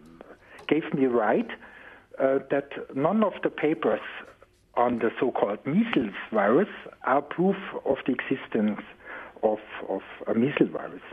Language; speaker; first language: English; non-native, fluent; German